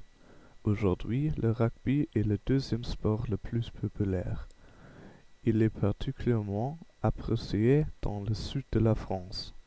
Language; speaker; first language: French; non-native, learner; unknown